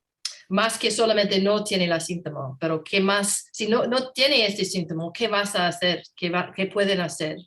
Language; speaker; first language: Spanish; non-native, learner; English